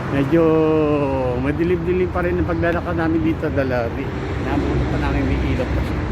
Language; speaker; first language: Filipino; native; Filipino